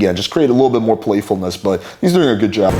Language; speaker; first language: English; native; English